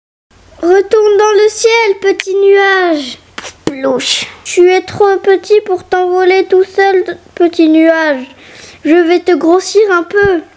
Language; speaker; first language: French; native; French